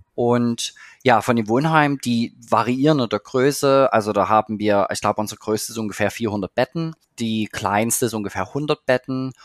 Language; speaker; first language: German; native; German